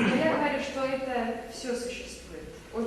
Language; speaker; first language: Russian; native; Russian